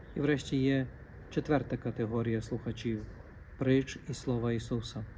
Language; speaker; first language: Ukrainian; native; Ukrainian